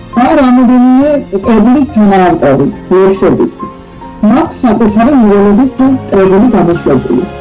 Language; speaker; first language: Georgian; native; Georgian